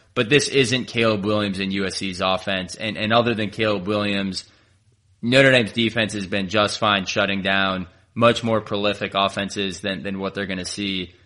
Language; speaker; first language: English; native; English